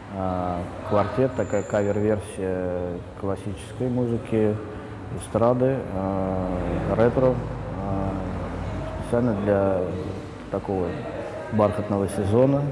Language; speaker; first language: Russian; native; Russian